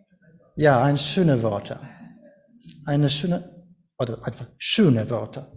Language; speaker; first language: German; non-native, learner; Ukrainian